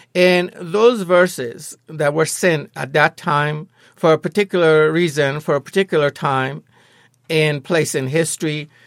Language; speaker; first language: English; non-native, fluent; Persian